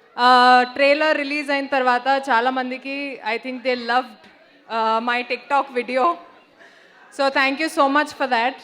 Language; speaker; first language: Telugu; non-native, fluent; Hindi